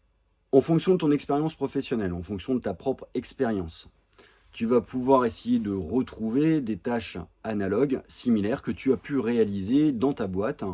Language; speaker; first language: French; native; French